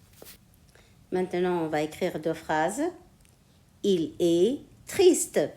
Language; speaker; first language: French; non-native, local second language; Arabic